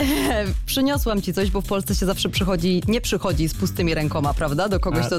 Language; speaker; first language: Polish; early bilingual, heritage; Polish